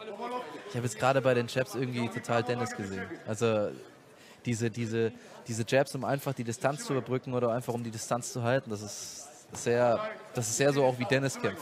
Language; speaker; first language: German; native; German